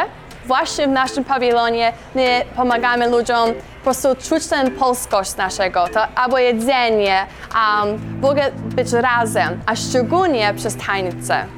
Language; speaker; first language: Polish; early bilingual, heritage; Polish